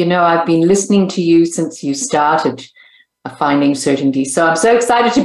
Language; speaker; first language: English; native; English